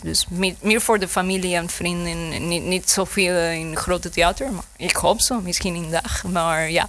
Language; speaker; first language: Dutch; non-native, learner; Spanish